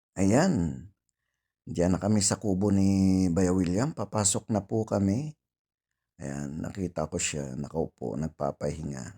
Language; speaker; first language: Filipino; native; Filipino